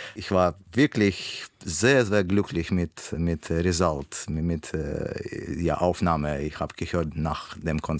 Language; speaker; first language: German; non-native, learner; Russian